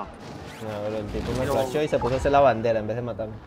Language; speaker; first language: Spanish; native; Spanish